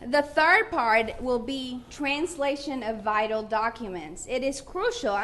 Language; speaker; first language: English; non-native, fluent; Spanish